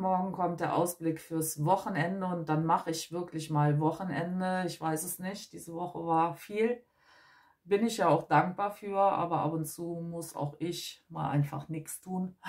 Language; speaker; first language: German; native; German